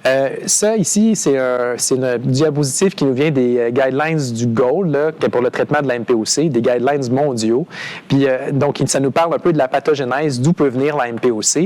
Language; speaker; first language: French; native; French